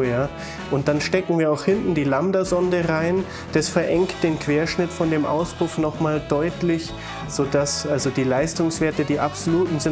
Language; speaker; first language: German; native; German